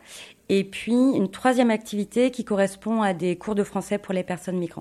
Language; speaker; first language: French; native; French